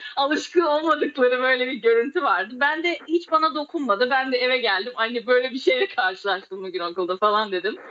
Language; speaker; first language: Turkish; early bilingual, other home language; Azerbaijani